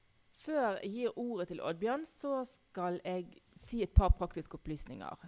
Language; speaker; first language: Norwegian; native; Norwegian